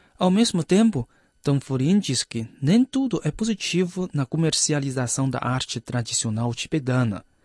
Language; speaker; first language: Portuguese; non-native, fluent; Chinese